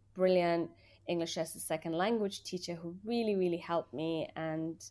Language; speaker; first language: English; early bilingual, other home language; Persian